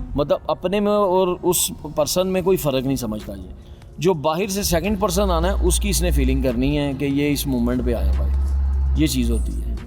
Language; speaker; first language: Urdu; non-native, local second language; Punjabi